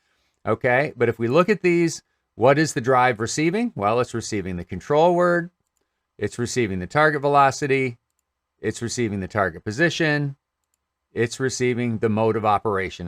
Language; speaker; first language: English; native; English